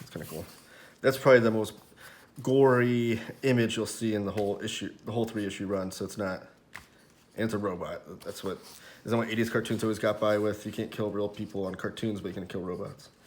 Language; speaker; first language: English; native; English